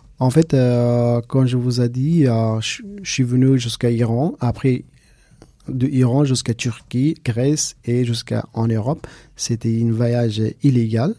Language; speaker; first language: French; non-native, fluent; Persian